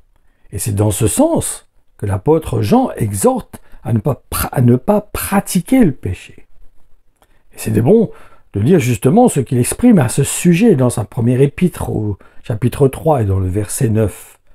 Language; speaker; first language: French; native; French